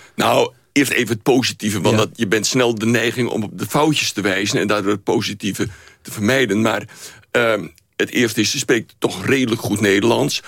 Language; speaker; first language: Dutch; native; Dutch